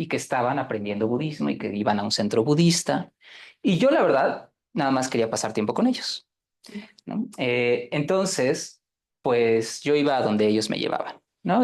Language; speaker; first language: Spanish; native; Spanish